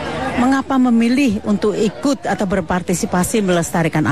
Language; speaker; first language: Indonesian; native; Indonesian